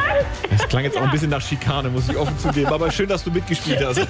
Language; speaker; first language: German; native; German